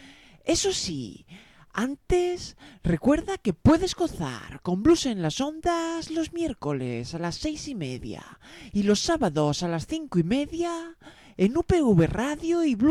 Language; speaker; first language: Spanish; native; Spanish